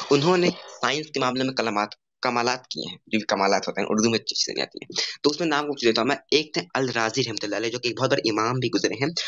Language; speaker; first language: Hindi; native; Hindi